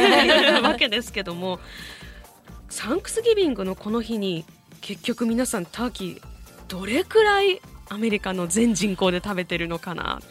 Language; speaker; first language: Japanese; native; Japanese